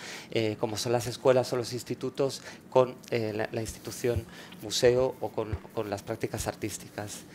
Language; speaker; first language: Spanish; native; Spanish